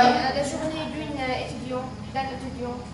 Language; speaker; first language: French; non-native, learner; Arabic